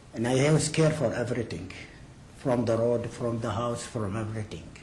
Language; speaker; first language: English; non-native, learner; Arabic